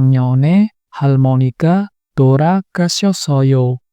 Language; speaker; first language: Korean; non-native, fluent; Indonesian